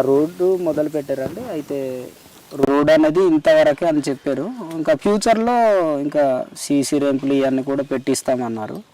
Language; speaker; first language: Telugu; non-native, local second language; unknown